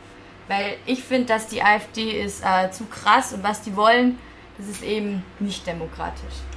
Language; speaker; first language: German; native; German